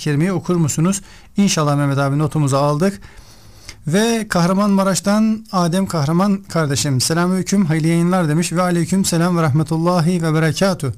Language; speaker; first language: Turkish; native; Turkish